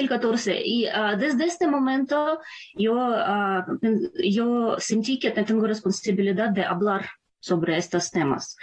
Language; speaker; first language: Spanish; non-native, fluent; Ukrainian